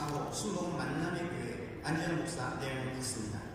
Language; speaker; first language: Korean; native; Korean